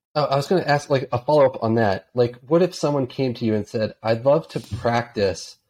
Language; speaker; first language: English; native; English